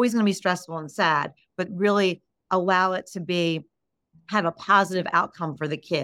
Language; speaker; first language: English; native; English